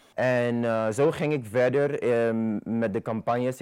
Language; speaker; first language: Dutch; non-native, fluent; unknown